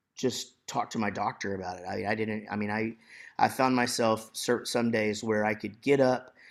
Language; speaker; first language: English; native; English